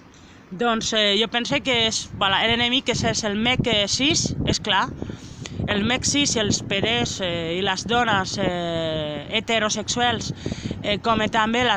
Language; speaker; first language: Catalan; non-native, local second language; Spanish